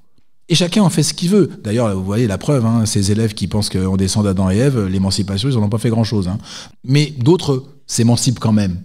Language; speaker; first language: French; native; French